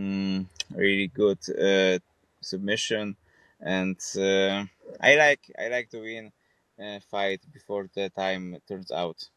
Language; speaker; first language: English; non-native, fluent; Polish